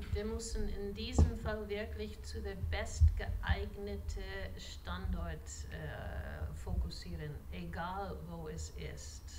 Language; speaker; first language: German; non-native, fluent; English